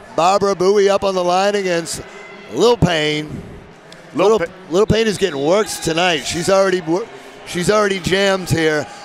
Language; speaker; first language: English; native; English